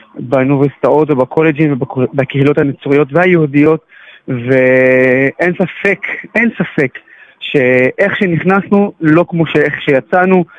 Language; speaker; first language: Hebrew; non-native, local second language; Arabic